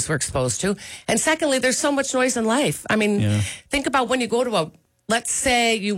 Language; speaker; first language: English; native; English